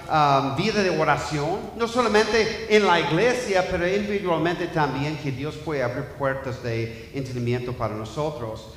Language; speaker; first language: Spanish; non-native, fluent; English